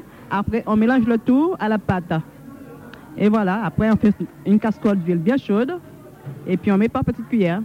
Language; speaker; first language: French; native; French